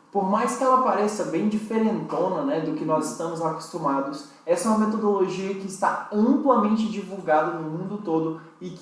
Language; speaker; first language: Portuguese; native; Portuguese